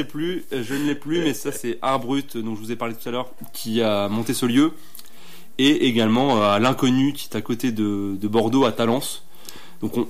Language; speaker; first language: French; native; French